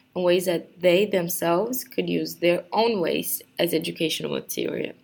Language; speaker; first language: English; non-native, fluent; Portuguese